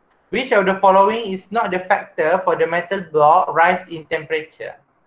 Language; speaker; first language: English; non-native, local second language; Malay